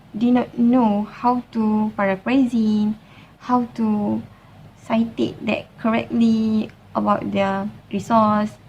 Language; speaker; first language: English; non-native, local second language; Malay